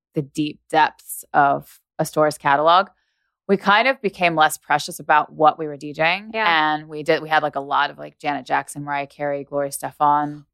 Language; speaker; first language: English; native; English